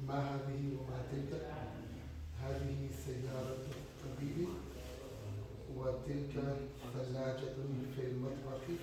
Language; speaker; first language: Arabic; non-native, learner; Urdu